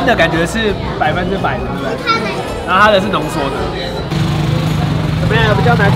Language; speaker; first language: Chinese; native; Chinese